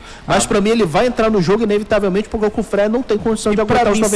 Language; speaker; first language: Portuguese; native; Portuguese